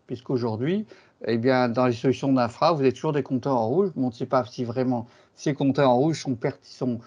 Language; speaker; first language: French; native; French